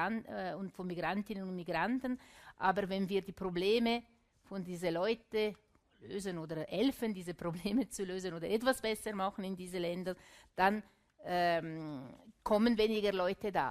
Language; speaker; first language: German; non-native, local second language; Italian